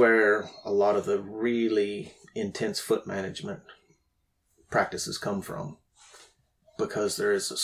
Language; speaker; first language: English; native; English